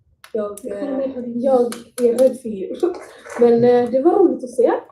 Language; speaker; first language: Swedish; early bilingual, other home language; Somali